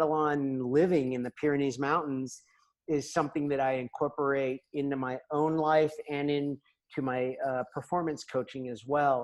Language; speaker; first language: English; native; English